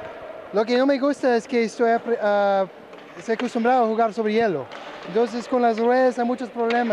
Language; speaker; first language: Spanish; non-native, fluent; English